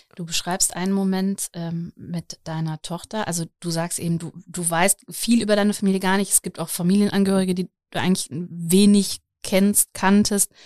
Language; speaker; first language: German; native; German